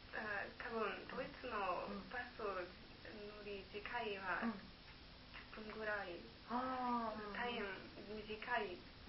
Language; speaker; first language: Japanese; non-native, learner; German